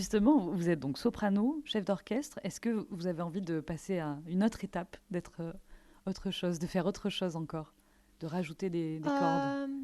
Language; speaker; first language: French; native; French